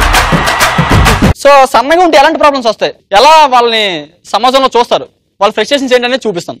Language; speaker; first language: Telugu; native; Telugu